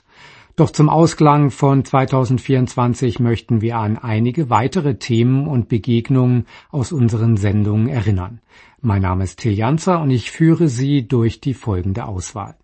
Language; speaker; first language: German; native; German